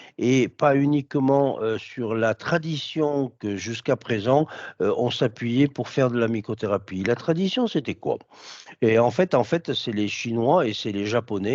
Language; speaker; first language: French; native; French